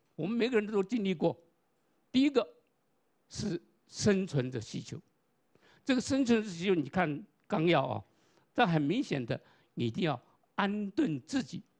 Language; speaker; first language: Chinese; non-native, local second language; Hakka Chinese